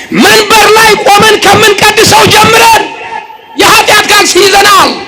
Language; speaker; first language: Amharic; native; Amharic